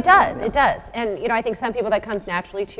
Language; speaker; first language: English; native; English